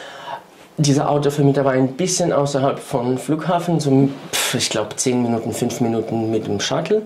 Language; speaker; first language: German; non-native, fluent; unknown